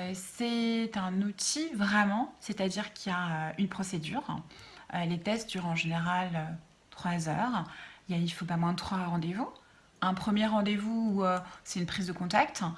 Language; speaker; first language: French; native; French